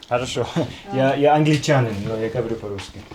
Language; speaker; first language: Russian; non-native, learner; English